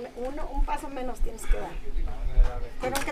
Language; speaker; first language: Spanish; native; Spanish